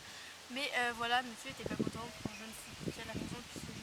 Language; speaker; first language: French; native; French